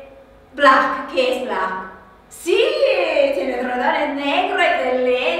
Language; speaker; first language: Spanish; non-native, learner; English